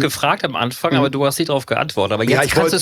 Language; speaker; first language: German; native; German